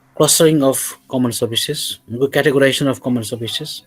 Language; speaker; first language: English; non-native, local second language; Nepali